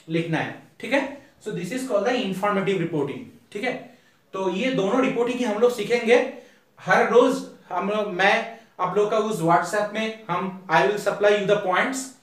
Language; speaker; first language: Hindi; non-native, local second language; Bangla